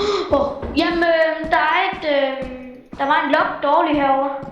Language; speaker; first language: Danish; native; Danish